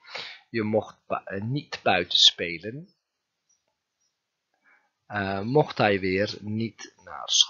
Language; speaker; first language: Dutch; non-native, fluent; Turkish